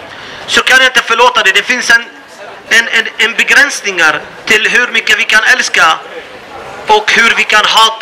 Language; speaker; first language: Swedish; non-native, fluent; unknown